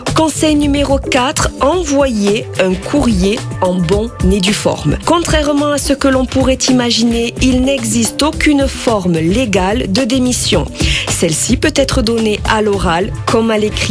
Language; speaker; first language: French; native; French